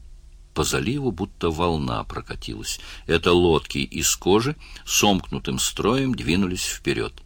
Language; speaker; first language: Russian; native; Russian